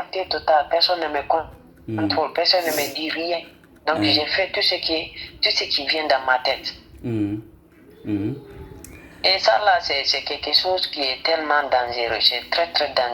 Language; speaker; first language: French; non-native, fluent; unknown